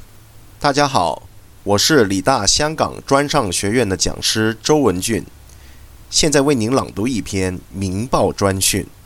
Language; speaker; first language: Chinese; non-native, local second language; Cantonese